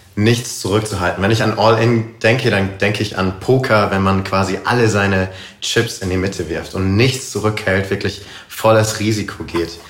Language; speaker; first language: German; native; German